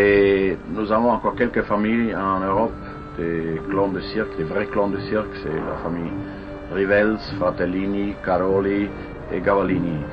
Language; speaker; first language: French; non-native, fluent; German